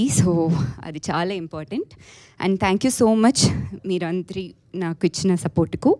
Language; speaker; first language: Telugu; non-native, local second language; Tamil